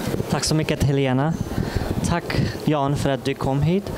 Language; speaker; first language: Swedish; non-native, fluent; Persian